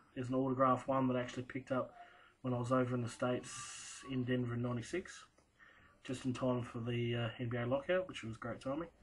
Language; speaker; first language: English; native; English